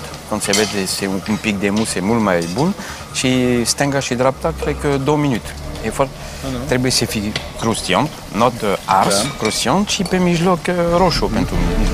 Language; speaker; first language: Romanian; non-native, fluent; French